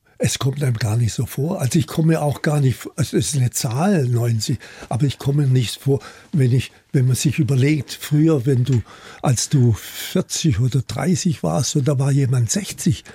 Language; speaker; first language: German; native; German